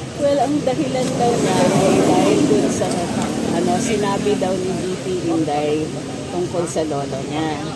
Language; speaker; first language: Filipino; native; Filipino